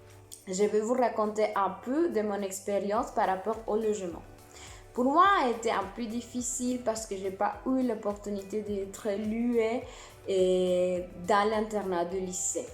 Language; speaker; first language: French; non-native, fluent; Spanish